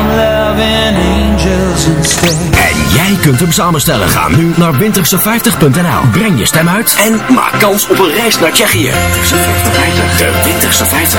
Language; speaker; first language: Dutch; native; Dutch